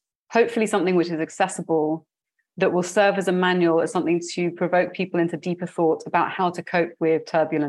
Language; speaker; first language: English; native; English